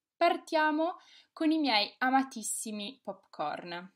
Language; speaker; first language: Italian; native; Italian